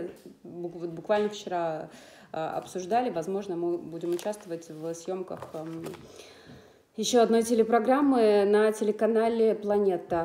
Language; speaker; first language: Russian; native; Russian